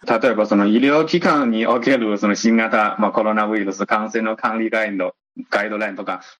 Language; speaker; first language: Japanese; non-native, fluent; Chinese